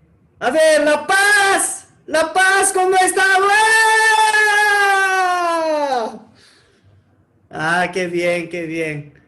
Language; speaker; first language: Spanish; non-native, learner; Korean